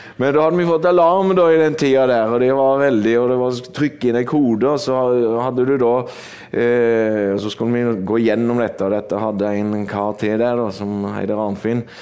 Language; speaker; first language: Norwegian; native; Norwegian